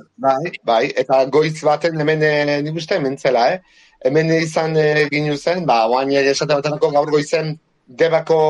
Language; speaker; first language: Basque; native; Basque